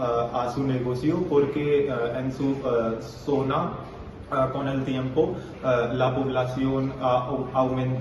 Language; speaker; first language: Spanish; non-native, learner; Hindi